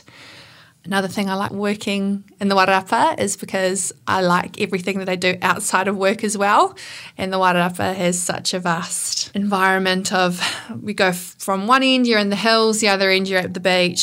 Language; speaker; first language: English; native; English